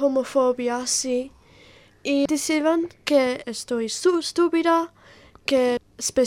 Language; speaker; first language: Spanish; non-native, learner; Italian